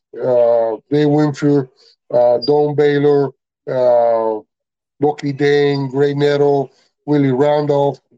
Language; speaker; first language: English; non-native, learner; Spanish